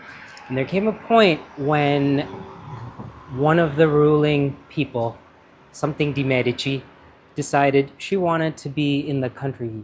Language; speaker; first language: English; early bilingual, heritage; English